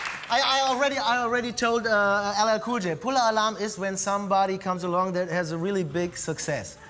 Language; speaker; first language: English; non-native, fluent; German